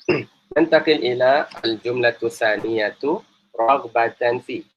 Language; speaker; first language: Arabic; non-native, fluent; Malay